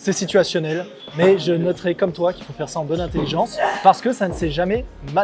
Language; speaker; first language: French; native; French